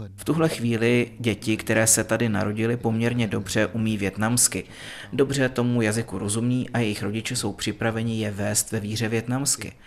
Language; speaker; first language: Czech; non-native, fluent; Vietnamese